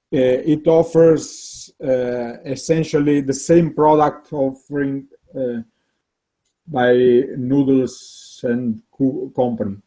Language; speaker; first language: English; non-native, learner; Italian